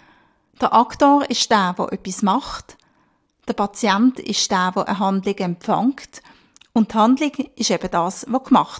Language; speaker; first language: German; native; German